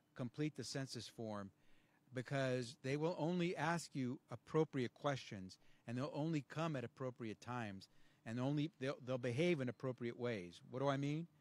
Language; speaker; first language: English; early bilingual, other home language; Spanish